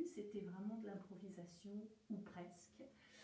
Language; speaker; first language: French; native; French